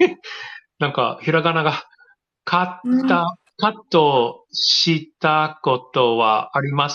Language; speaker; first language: Japanese; non-native, learner; English